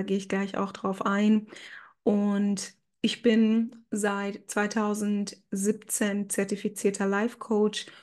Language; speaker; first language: German; native; German